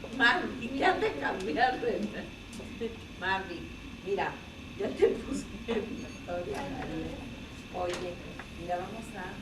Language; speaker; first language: Spanish; native; Spanish